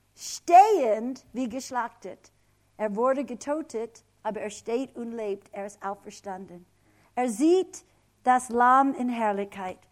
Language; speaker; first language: German; non-native, fluent; English